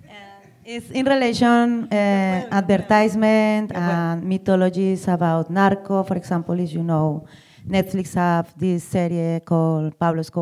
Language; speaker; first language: English; non-native, learner; Spanish